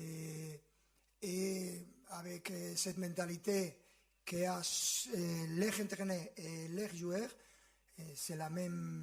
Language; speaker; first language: French; non-native, fluent; Spanish